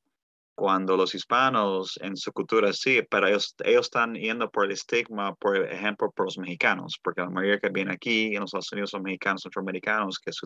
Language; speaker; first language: Spanish; early bilingual, heritage; Spanish